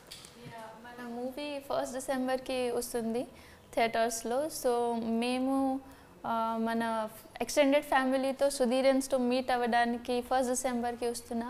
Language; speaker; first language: Telugu; non-native, fluent; Hindi